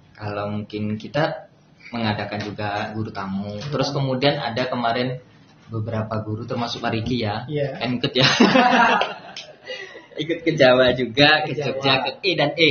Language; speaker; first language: Indonesian; native; Indonesian